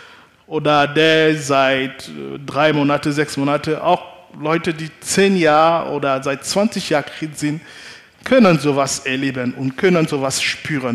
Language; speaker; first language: German; non-native, fluent; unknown